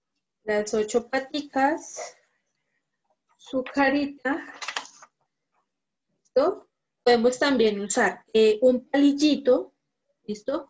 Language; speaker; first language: Spanish; native; Spanish